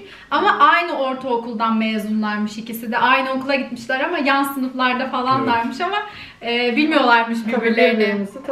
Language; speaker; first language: Turkish; native; Turkish